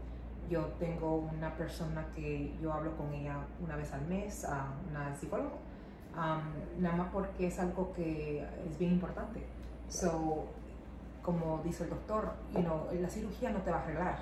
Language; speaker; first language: Spanish; non-native, local second language; English